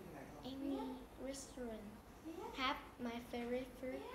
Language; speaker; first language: English; non-native, learner; Vietnamese